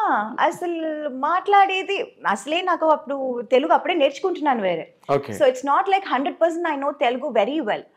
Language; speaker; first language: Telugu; non-native, local second language; Tamil